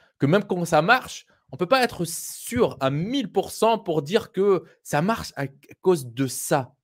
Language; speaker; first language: French; non-native, local second language; Arabic